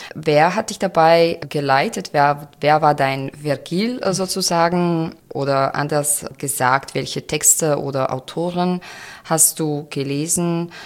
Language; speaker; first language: German; non-native, fluent; Croatian